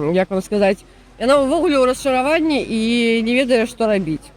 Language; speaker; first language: Belarusian; non-native, local second language; Russian